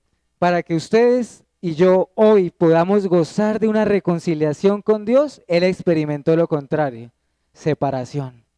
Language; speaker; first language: Spanish; native; Spanish